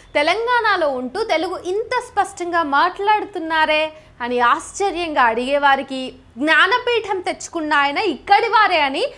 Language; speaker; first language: Telugu; native; Telugu